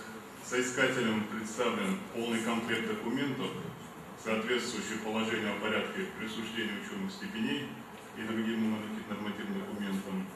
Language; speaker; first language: Russian; native; Russian